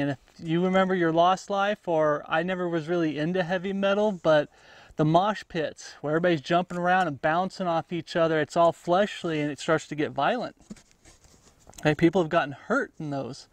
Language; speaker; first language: English; native; English